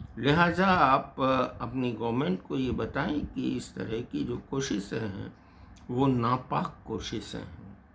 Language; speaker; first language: Hindi; native; Hindi